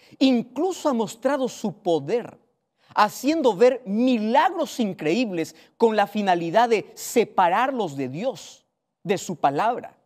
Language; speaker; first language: Spanish; native; Spanish